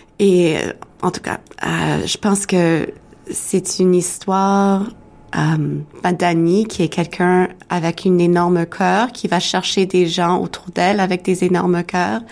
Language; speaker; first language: French; native; French